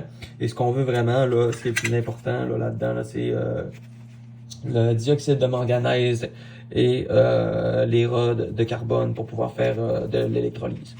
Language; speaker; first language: French; native; French